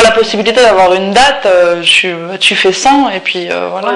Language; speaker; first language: French; early bilingual, other home language; Arabic